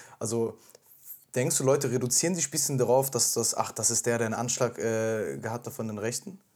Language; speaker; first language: German; early bilingual, other home language; Turkish